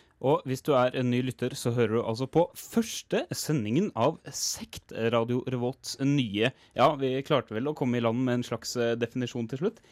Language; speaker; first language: Norwegian; native; Norwegian